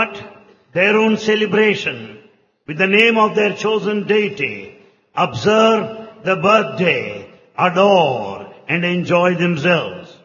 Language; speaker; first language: English; non-native, local second language; Telugu